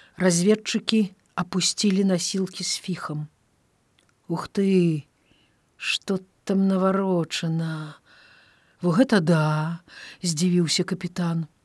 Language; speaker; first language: Belarusian; native; Belarusian